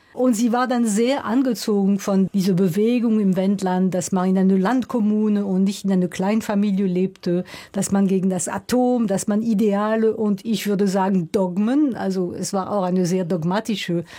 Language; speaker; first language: German; non-native, local second language; Swiss German